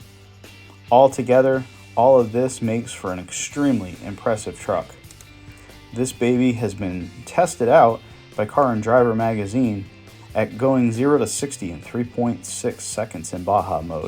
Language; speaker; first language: English; native; English